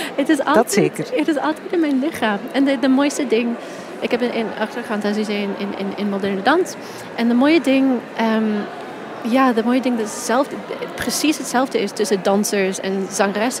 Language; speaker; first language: Dutch; non-native, fluent; English